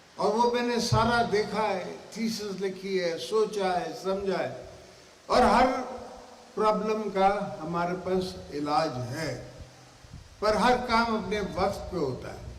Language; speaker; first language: Urdu; non-native, local second language; Saraiki